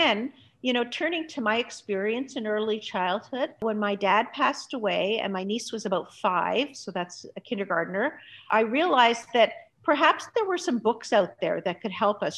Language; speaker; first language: English; native; English